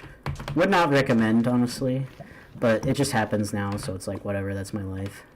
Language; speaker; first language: English; native; English